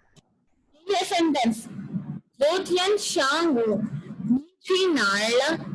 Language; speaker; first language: Chinese; non-native, fluent; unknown